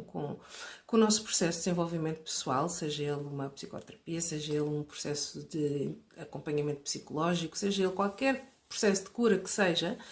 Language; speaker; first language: Portuguese; native; Portuguese